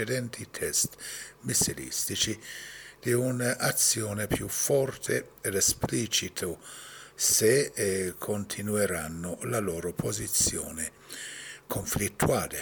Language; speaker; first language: Italian; non-native, fluent; Persian